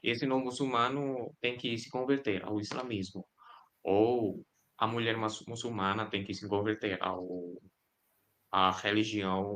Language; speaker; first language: Portuguese; non-native, fluent; Indonesian